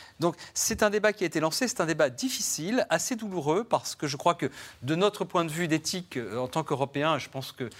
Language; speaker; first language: French; native; French